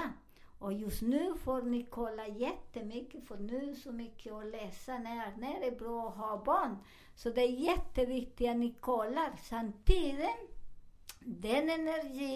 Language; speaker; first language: Swedish; non-native, learner; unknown